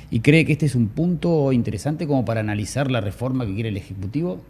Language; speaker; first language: Spanish; native; Spanish